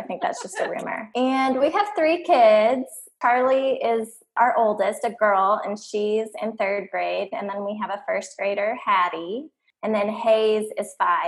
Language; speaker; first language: English; native; English